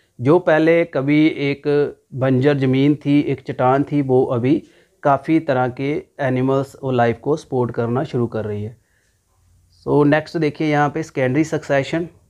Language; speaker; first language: Hindi; non-native, local second language; Punjabi